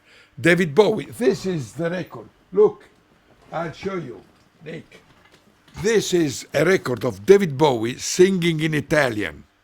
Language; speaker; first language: English; non-native, learner; Italian